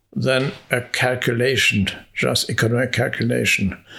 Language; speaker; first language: English; non-native, fluent; Hungarian